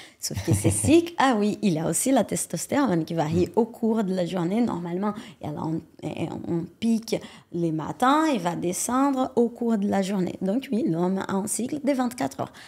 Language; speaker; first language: French; non-native, fluent; Portuguese